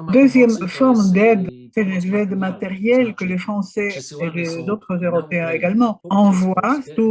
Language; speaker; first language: French; non-native, fluent; Polish